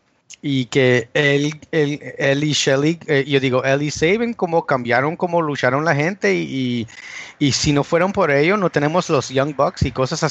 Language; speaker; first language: Spanish; early bilingual, heritage; English